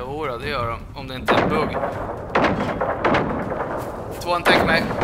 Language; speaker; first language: Swedish; native; Swedish